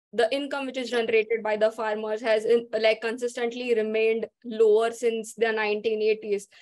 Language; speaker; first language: English; non-native, local second language; Marathi